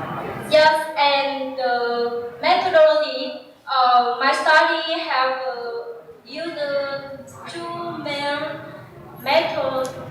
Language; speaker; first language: English; non-native, learner; Vietnamese